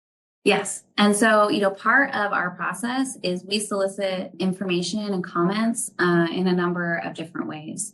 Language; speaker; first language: English; native; English